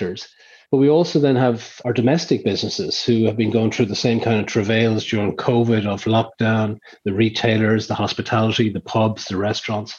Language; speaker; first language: English; native; English